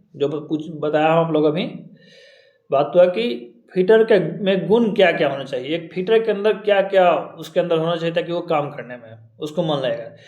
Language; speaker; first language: Hindi; native; Hindi